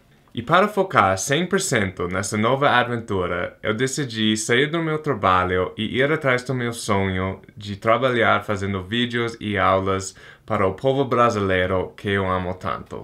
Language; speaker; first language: Portuguese; non-native, fluent; English